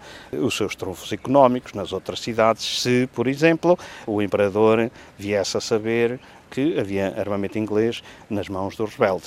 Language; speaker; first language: Portuguese; native; Portuguese